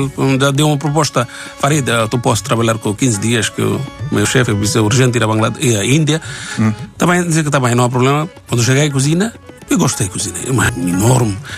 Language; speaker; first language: Portuguese; non-native, learner; Bangla